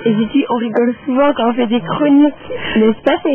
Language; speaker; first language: French; native; French